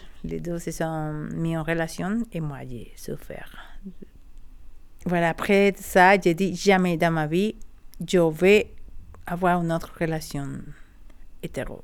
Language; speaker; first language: French; non-native, learner; Spanish